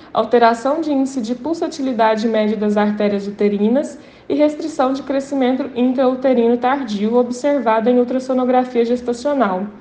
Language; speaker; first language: Portuguese; native; Portuguese